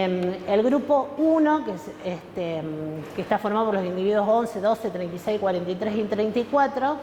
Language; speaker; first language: Spanish; native; Spanish